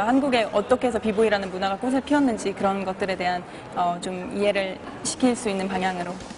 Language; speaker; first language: Korean; native; Korean